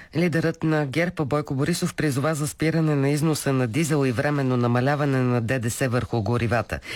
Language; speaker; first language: Bulgarian; native; Bulgarian